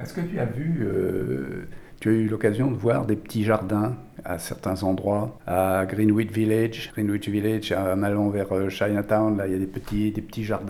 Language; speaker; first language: French; native; French